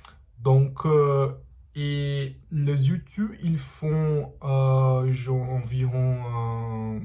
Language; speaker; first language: French; non-native, learner; Portuguese